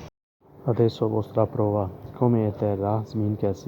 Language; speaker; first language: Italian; non-native, learner; Urdu